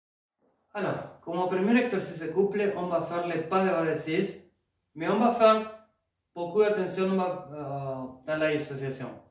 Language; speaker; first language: French; non-native, fluent; Spanish